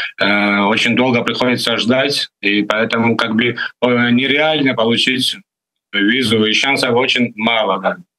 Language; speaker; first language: Russian; non-native, fluent; Georgian